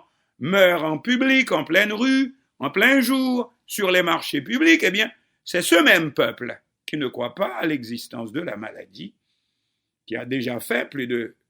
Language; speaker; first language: French; non-native, local second language; Haitian Creole